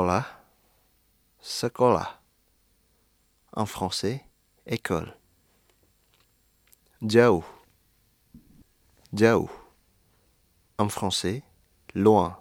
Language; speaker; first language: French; non-native, fluent; Indonesian